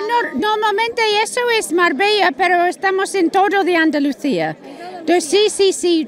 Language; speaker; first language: Spanish; non-native, learner; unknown